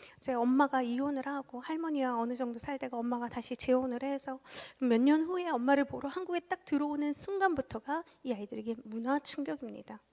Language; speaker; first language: Korean; early bilingual, heritage; Korean